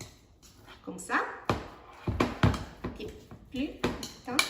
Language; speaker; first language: French; non-native, fluent; Spanish